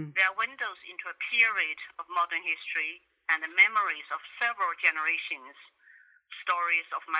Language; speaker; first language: English; non-native, fluent; Chinese